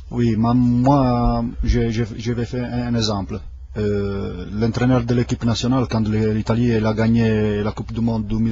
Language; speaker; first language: French; non-native, fluent; Italian